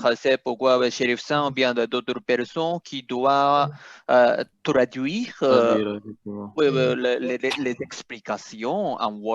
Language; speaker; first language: French; non-native, fluent; Japanese